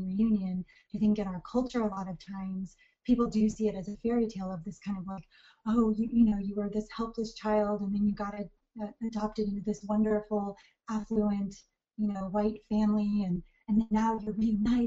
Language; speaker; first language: English; native; English